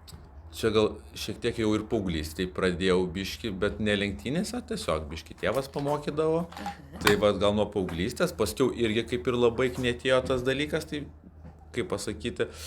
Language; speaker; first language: Lithuanian; native; Lithuanian